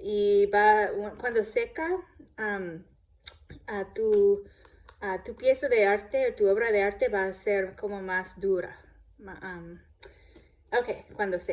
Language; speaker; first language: Spanish; non-native, learner; English